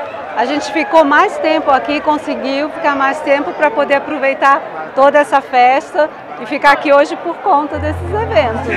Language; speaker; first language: Portuguese; native; Portuguese